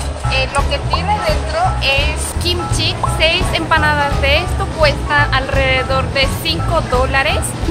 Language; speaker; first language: Spanish; non-native, fluent; Korean